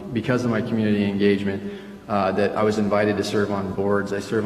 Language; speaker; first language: English; early bilingual, other home language; Spanish